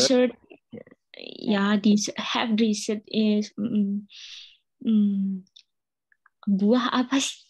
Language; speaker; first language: English; non-native, learner; Indonesian